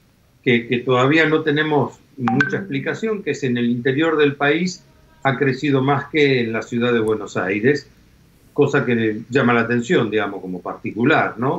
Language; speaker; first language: Spanish; native; Spanish